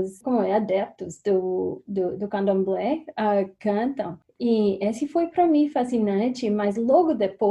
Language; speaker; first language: Portuguese; non-native, fluent; English